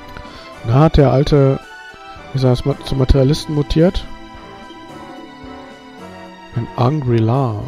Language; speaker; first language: German; native; German